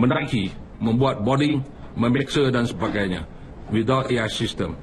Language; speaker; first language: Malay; native; Malay